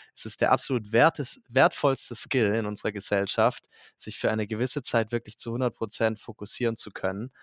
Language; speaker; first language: German; native; German